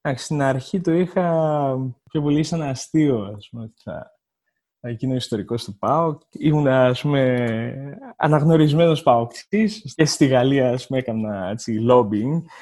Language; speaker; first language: Greek; native; Greek